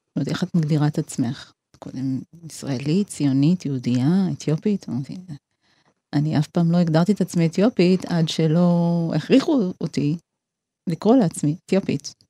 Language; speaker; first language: Hebrew; early bilingual, other home language; Amharic